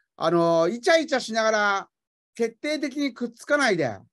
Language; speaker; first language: Japanese; native; Japanese